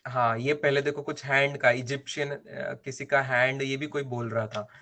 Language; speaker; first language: Hindi; non-native, local second language; Marathi